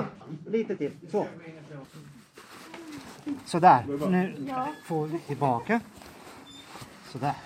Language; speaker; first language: Swedish; non-native, fluent; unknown